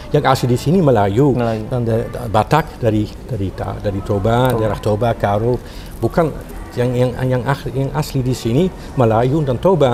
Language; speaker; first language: Indonesian; non-native, fluent; Dutch